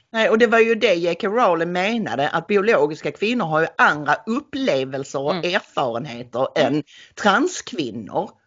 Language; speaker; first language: Swedish; native; Swedish